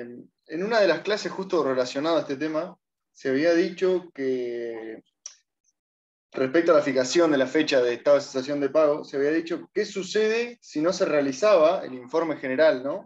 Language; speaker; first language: Spanish; native; Spanish